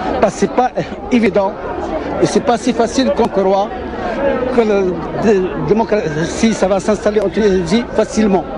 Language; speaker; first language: French; non-native, local second language; Arabic